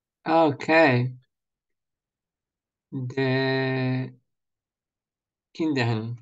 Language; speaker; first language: Dutch; non-native, learner; Russian